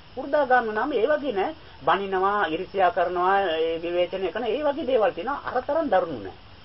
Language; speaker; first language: Sinhala; native; Sinhala